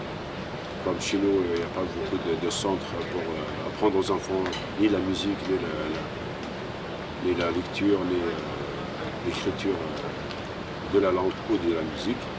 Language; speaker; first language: French; non-native, local second language; Kabyle